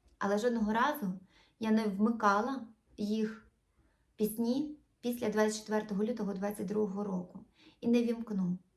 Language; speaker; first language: Ukrainian; non-native, local second language; Russian